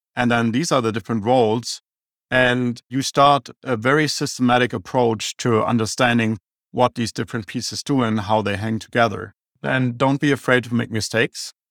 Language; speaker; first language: English; non-native, fluent; German